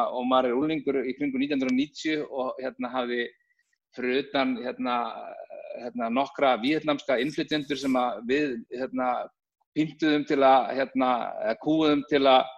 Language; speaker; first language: Icelandic; native; Icelandic